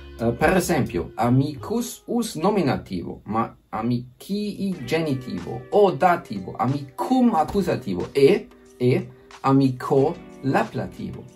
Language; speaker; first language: Italian; non-native, fluent; German